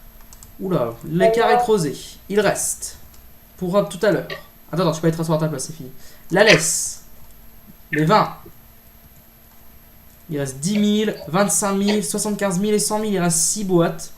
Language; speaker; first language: French; native; French